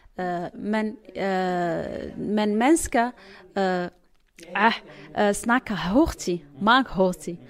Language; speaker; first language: Norwegian; non-native, learner; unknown